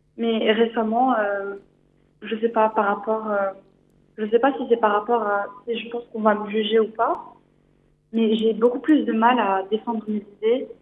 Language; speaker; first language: French; native; French